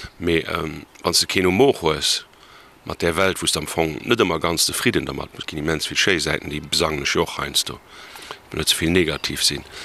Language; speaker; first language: Luxembourgish; native; Luxembourgish